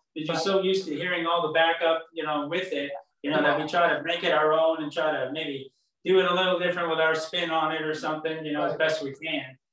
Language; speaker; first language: English; native; English